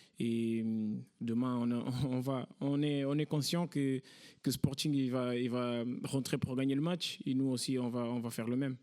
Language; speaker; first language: French; non-native, fluent; Portuguese